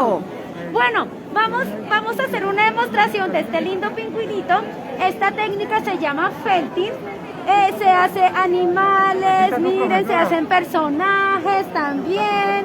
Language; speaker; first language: Spanish; native; Spanish